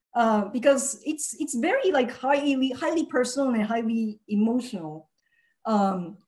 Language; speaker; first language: English; early bilingual, other home language; Japanese